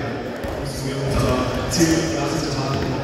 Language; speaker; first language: German; non-native, learner; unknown